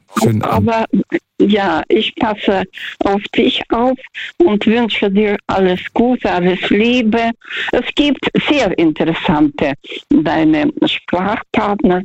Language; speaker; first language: German; non-native, fluent; Russian